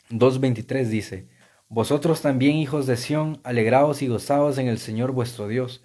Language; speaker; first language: Spanish; native; Spanish